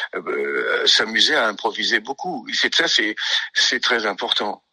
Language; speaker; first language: French; native; French